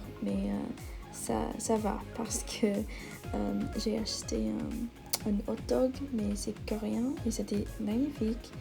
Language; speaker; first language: French; non-native, learner; English